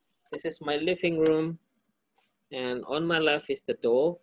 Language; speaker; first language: English; non-native, fluent; Indonesian